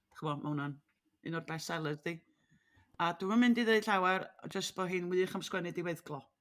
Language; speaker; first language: Welsh; native; Welsh